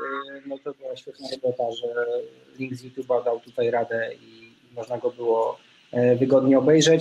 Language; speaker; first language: Polish; native; Polish